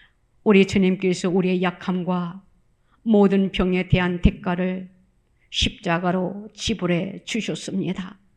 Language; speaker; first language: Korean; native; Korean